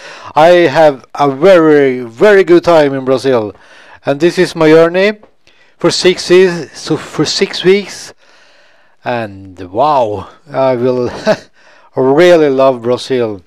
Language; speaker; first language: English; non-native, fluent; Swedish